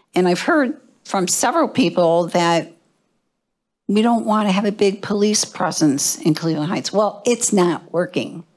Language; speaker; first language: English; native; English